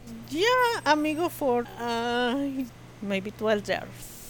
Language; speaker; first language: English; non-native, learner; Spanish